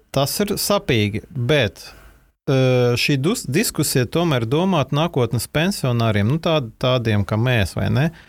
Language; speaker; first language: Latvian; non-native, local second language; Russian